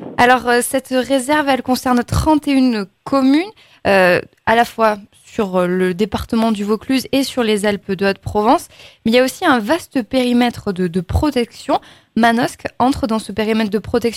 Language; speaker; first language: French; native; French